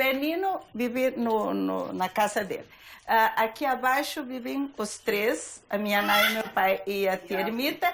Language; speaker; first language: Portuguese; early bilingual, other home language; Galician